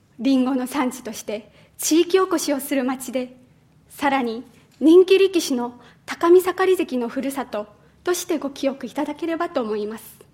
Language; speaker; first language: Japanese; non-native, fluent; Chinese